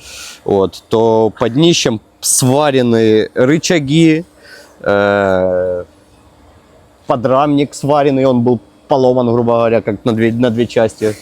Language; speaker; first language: Russian; native; Russian